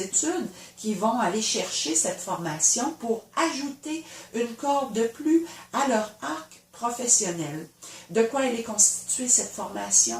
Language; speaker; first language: French; native; French